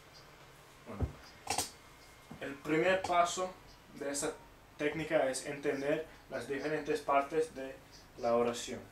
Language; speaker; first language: Spanish; non-native, fluent; English